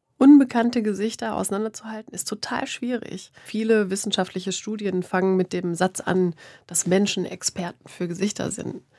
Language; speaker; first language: German; native; German